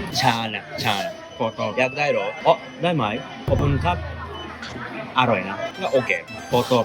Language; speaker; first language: Thai; non-native, learner; Japanese